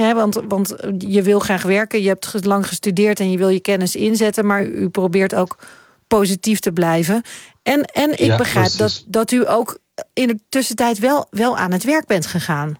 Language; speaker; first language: Dutch; native; Dutch